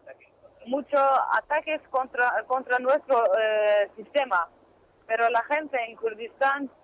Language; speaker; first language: Spanish; non-native, learner; Kurdish